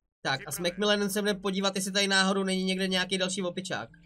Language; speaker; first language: Czech; native; Czech